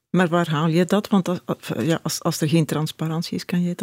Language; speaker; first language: Dutch; native; Dutch